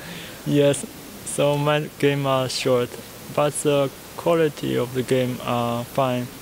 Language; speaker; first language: English; non-native, learner; Chinese